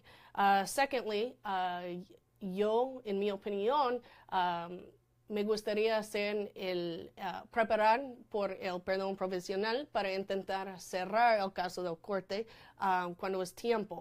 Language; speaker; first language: Spanish; non-native, fluent; English